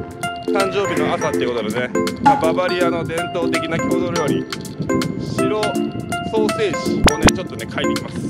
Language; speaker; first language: Japanese; native; Japanese